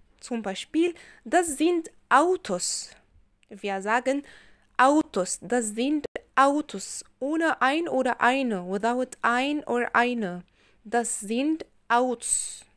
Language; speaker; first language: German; non-native, fluent; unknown